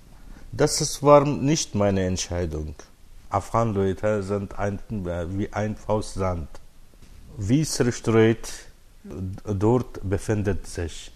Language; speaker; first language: German; non-native, learner; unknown